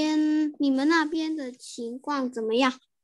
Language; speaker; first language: Chinese; non-native, learner; Indonesian